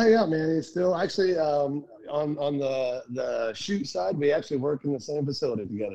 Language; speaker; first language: English; native; English